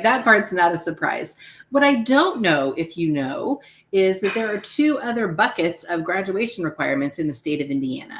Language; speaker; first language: English; native; English